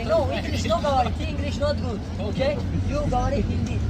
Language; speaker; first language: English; non-native, learner; Tajik